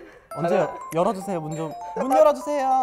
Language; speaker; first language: Korean; native; Korean